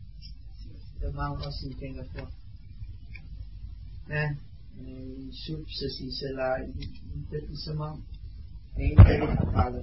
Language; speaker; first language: French; non-native, learner; Vietnamese